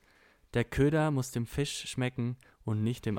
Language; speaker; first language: German; native; German